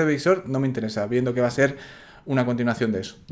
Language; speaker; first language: Spanish; native; Spanish